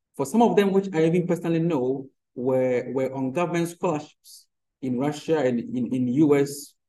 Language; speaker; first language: English; non-native, local second language; Akan